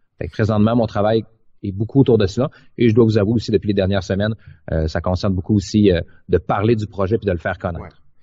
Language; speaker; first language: French; native; French